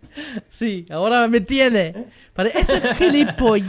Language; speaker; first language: Spanish; non-native, learner; German